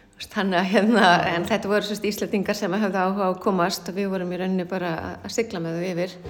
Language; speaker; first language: Icelandic; native; Icelandic